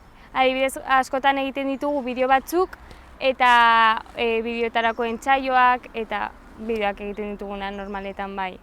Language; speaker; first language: Basque; non-native, local second language; Spanish